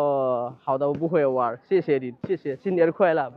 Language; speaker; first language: Chinese; non-native, learner; Bangla